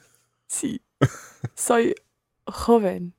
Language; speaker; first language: Spanish; non-native, learner; English